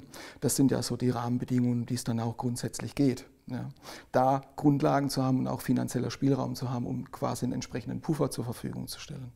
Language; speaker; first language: German; native; German